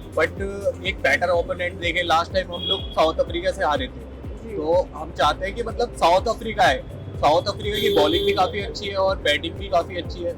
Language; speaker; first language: Hindi; native; Hindi